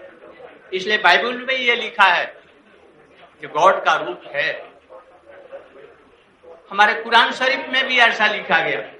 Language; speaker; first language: Hindi; native; Hindi